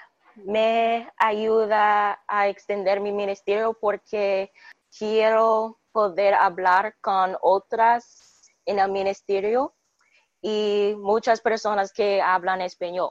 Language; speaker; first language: Spanish; non-native, learner; English